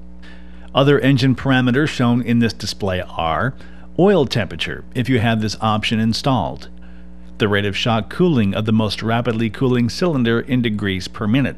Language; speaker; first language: English; native; English